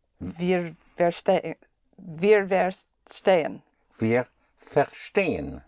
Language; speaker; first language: German; non-native, learner; English